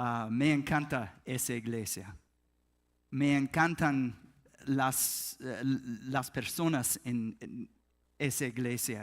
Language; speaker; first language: Spanish; non-native, learner; English